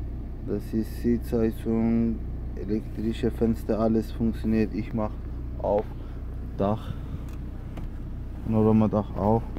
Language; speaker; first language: German; non-native, learner; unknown